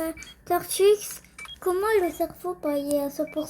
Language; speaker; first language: French; native; French